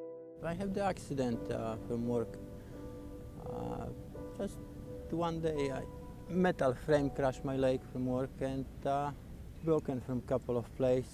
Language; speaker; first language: English; non-native, learner; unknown